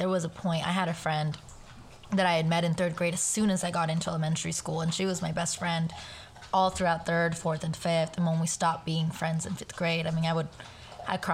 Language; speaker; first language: English; native; English